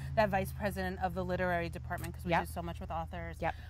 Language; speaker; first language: English; native; English